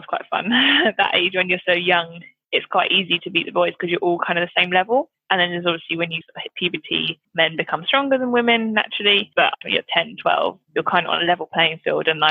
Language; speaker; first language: English; native; English